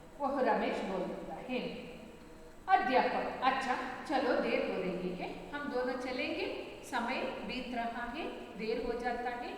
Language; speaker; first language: Hindi; non-native, local second language; Kannada